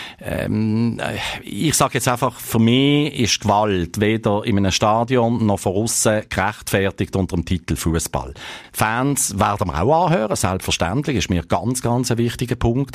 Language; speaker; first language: German; native; German